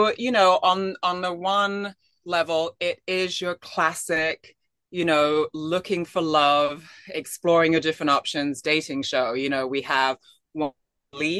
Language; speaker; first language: English; native; English